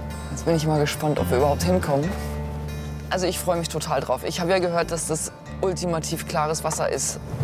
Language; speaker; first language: German; native; German